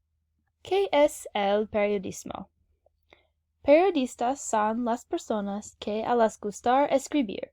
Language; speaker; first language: Spanish; non-native, learner; English